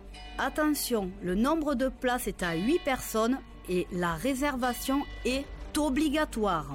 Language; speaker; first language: French; native; French